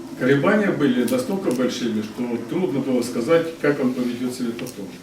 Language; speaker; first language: Russian; native; Russian